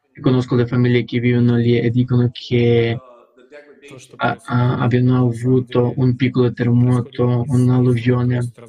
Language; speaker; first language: Italian; non-native, learner; Russian